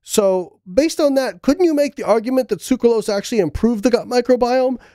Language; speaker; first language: English; native; English